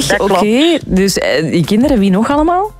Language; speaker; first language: Dutch; native; Dutch